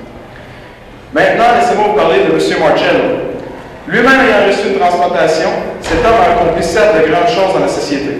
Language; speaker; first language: French; native; French